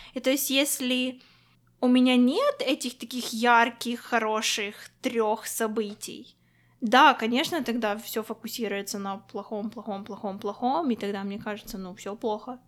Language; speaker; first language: Russian; non-native, local second language; Ukrainian